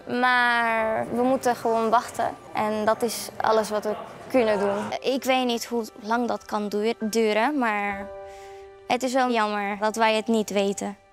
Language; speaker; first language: Dutch; non-native, fluent; Arabic